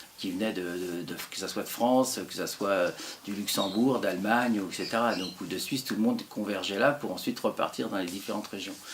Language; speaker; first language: French; early bilingual, other home language; Italian